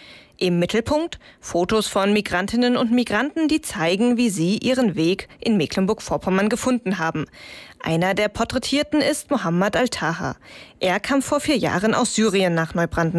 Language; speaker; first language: German; native; German